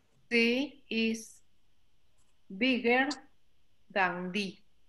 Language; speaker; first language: English; non-native, learner; Spanish